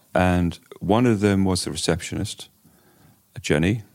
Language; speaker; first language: English; native; English